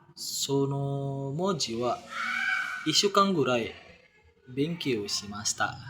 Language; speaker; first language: Japanese; non-native, learner; Indonesian